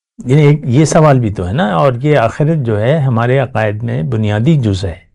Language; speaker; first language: Urdu; non-native, local second language; Pashto